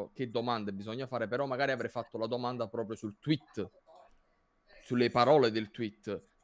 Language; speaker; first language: Italian; native; Italian